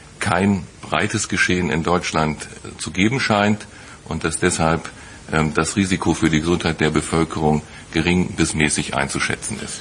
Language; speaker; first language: German; native; German